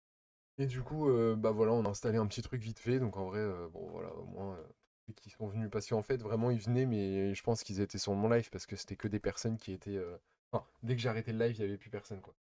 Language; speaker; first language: French; native; French